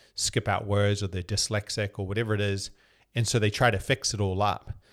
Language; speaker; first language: English; native; English